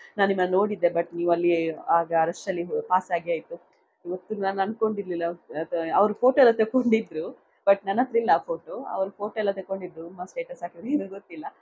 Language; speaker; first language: Kannada; non-native, local second language; Tulu